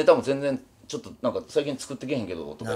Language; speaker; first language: Japanese; native; Japanese